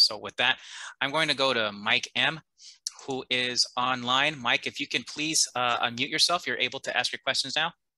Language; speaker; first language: English; early bilingual, other home language; Spanish